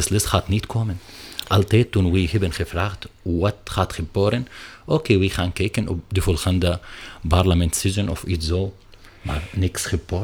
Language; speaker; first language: Dutch; non-native, learner; Arabic